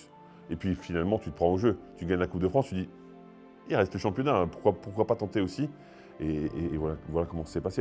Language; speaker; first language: French; native; French